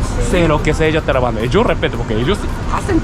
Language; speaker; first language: Spanish; non-native, learner; Japanese